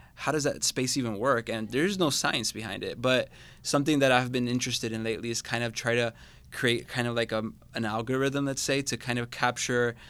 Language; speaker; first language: English; non-native, fluent; Spanish